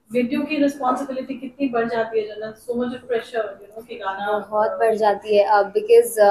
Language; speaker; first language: Hindi; native; Hindi